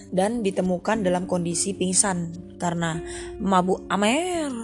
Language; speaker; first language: Indonesian; non-native, fluent; English